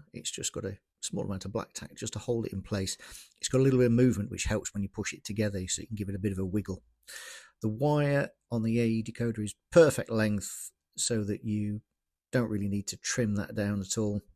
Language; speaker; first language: English; native; English